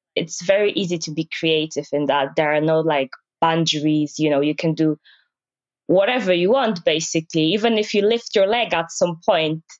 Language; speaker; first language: English; non-native, fluent; Polish